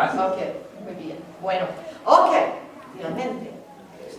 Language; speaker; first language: Spanish; non-native, fluent; English